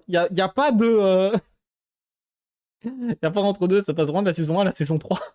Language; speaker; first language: French; native; French